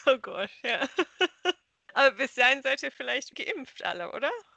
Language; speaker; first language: German; native; German